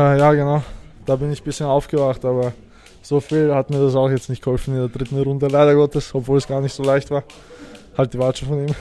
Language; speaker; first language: German; early bilingual, other home language; Serbian